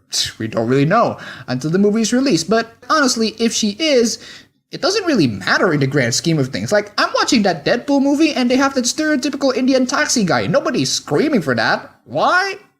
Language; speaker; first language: English; non-native, fluent; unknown